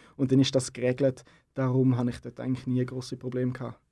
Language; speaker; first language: German; native; German